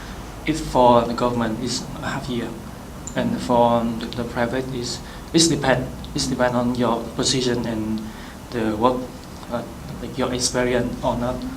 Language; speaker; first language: English; non-native, learner; Vietnamese